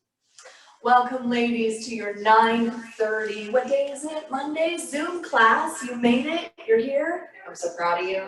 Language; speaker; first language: English; native; English